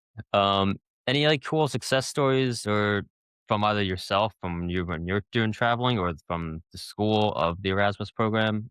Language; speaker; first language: English; native; English